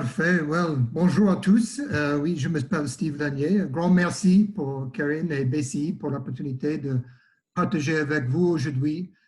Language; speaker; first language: French; non-native, learner; English